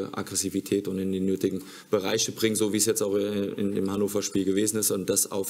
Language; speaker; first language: German; native; German